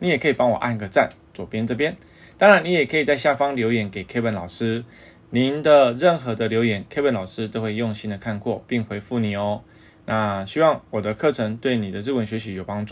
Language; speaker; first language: Chinese; native; Chinese